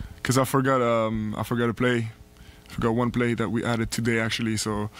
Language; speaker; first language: English; non-native, fluent; French